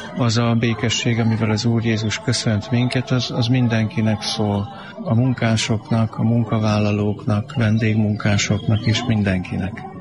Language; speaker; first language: Hungarian; native; Hungarian